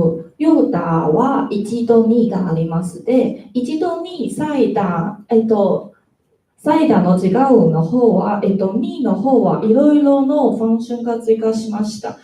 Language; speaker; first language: Japanese; non-native, learner; Chinese